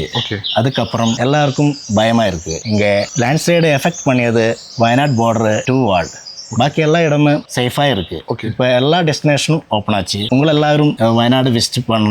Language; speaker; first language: Tamil; non-native, learner; Malayalam